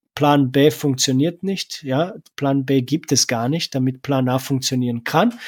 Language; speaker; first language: German; non-native, fluent; Romanian